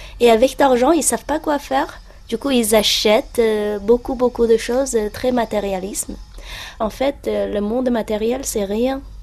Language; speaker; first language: French; non-native, fluent; Uyghur